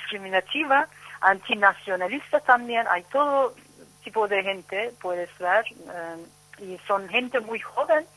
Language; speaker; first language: Spanish; non-native, fluent; Turkish